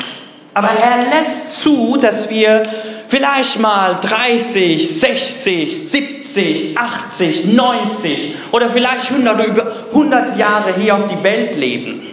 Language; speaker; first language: German; non-native, fluent; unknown